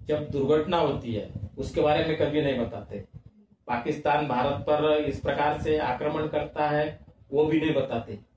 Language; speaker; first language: Hindi; non-native, local second language; Marathi